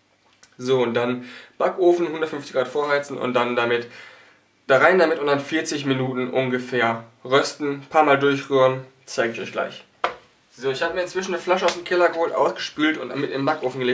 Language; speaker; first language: German; native; German